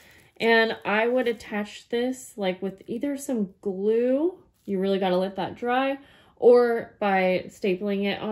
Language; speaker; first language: English; native; English